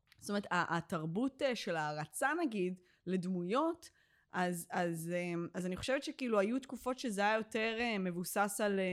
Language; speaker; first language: Hebrew; native; Hebrew